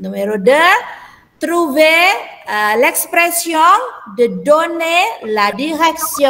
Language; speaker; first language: French; non-native, fluent; Indonesian